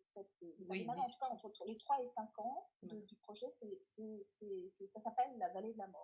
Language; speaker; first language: French; native; French